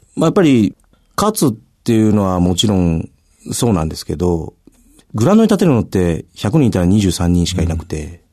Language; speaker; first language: Japanese; native; Japanese